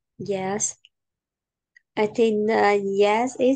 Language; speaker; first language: English; non-native, learner; Vietnamese